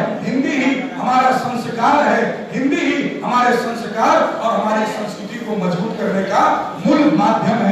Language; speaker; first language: Hindi; native; Hindi